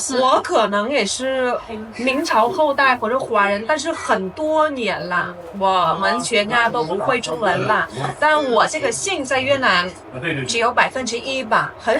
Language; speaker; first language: Chinese; non-native, fluent; Vietnamese